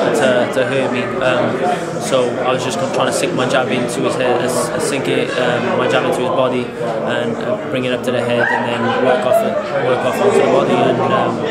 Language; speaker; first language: English; native; English